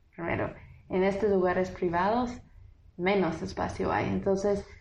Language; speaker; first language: Spanish; non-native, fluent; English